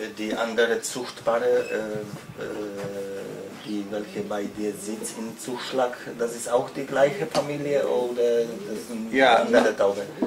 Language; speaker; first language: German; non-native, learner; Polish